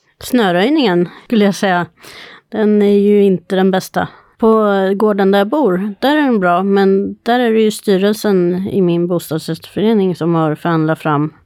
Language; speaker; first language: Swedish; native; Swedish